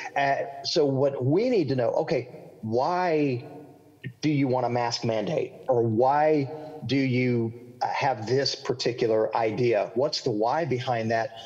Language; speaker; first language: English; native; English